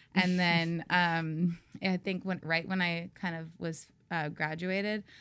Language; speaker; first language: English; native; English